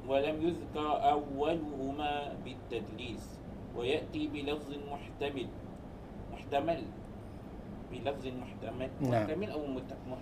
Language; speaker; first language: Arabic; non-native, learner; Malay